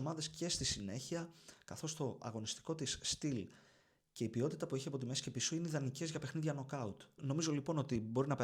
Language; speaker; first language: Greek; native; Greek